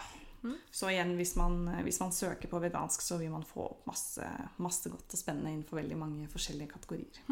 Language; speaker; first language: Norwegian; native; Norwegian